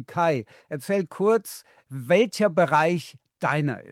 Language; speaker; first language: German; native; German